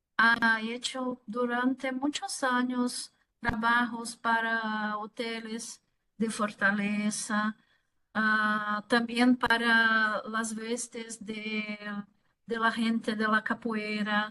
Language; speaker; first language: Spanish; non-native, fluent; Portuguese